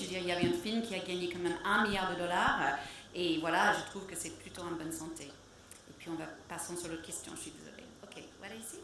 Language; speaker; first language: French; native; French